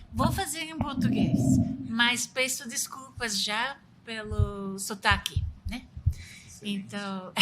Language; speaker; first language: Portuguese; non-native, fluent; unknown